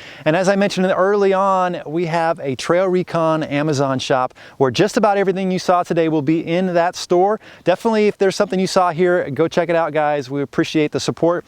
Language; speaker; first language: English; native; English